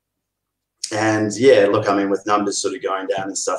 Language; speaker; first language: English; native; English